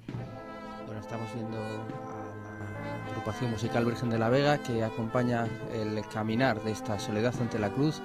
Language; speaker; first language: Spanish; native; Spanish